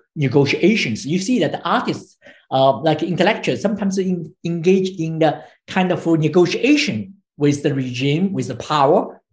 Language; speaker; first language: English; non-native, fluent; Chinese